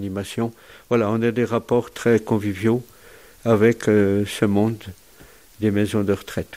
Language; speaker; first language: French; native; French